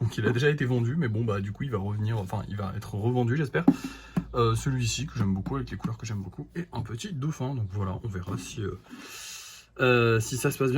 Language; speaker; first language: French; native; French